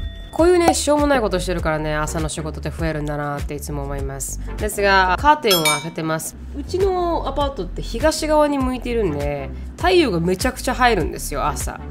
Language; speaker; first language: Japanese; native; Japanese